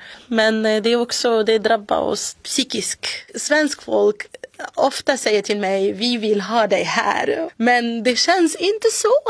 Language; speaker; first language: Swedish; non-native, fluent; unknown